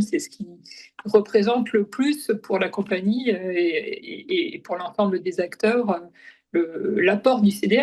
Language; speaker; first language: French; native; French